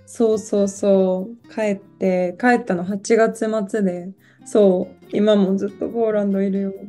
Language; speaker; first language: Japanese; non-native, fluent; Polish